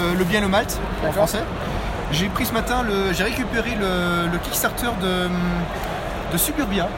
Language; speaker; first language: French; native; French